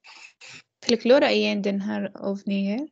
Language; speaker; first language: Swedish; non-native, learner; Arabic